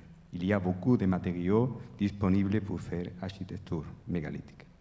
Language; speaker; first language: French; non-native, fluent; Spanish